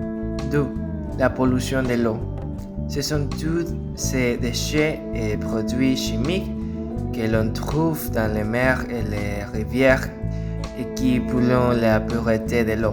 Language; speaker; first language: French; non-native, learner; Spanish